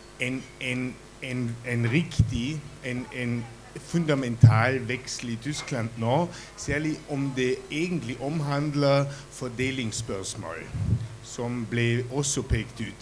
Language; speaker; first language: Norwegian; non-native, fluent; German